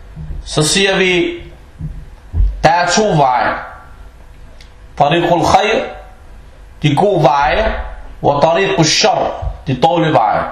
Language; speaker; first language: Danish; non-native, fluent; Arabic